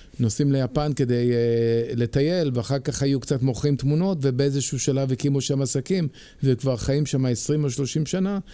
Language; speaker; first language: Hebrew; early bilingual, heritage; Hebrew